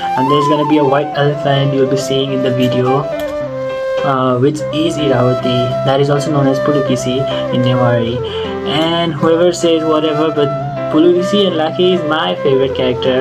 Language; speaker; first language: English; non-native, local second language; Nepali